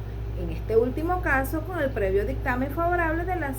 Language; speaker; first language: Spanish; native; Spanish